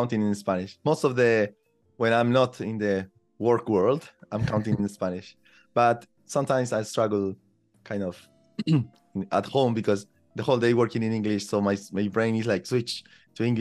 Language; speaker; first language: English; non-native, fluent; Spanish